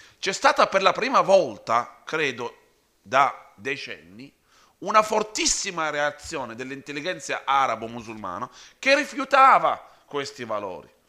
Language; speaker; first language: Italian; non-native, fluent; Arabic